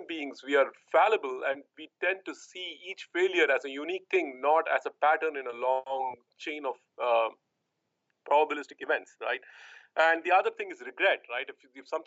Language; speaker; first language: English; non-native, local second language; Tamil